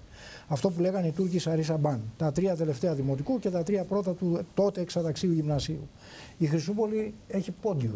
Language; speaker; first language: Greek; native; Greek